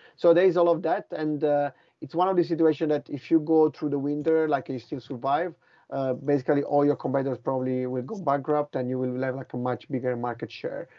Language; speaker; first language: English; non-native, fluent; Italian